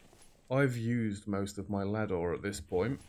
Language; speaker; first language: English; native; English